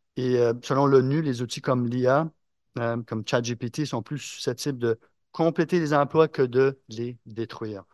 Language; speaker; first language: French; native; French